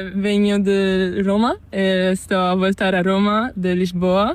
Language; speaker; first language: Spanish; non-native, learner; Portuguese